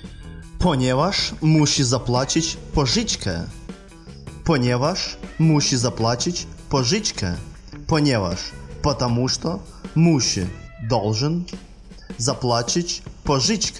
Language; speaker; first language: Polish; non-native, fluent; Russian